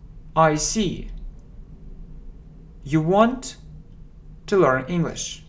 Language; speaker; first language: English; non-native, fluent; Russian